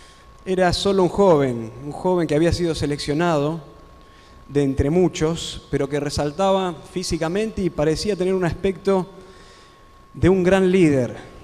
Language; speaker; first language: Spanish; native; Spanish